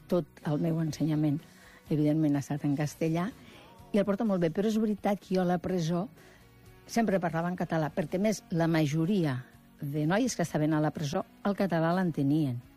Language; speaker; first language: Catalan; native; Catalan